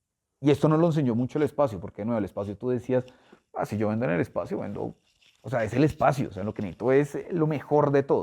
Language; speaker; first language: Spanish; native; Spanish